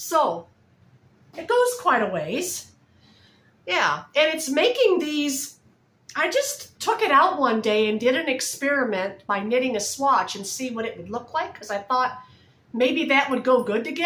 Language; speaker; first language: English; native; English